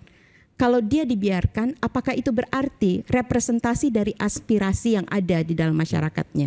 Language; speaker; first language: Indonesian; native; Indonesian